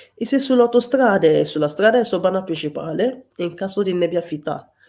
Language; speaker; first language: Italian; non-native, fluent; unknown